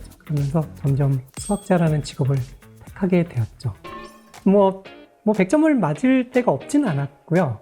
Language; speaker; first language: Korean; native; Korean